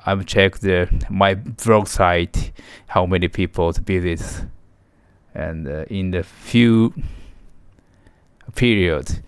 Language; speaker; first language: English; non-native, learner; Japanese